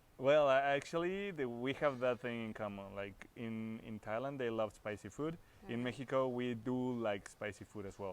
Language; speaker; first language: English; non-native, fluent; Spanish